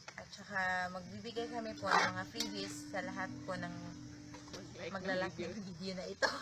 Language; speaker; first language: Filipino; non-native, local second language; Cebuano